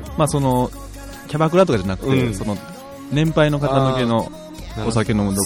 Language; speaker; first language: Japanese; native; Japanese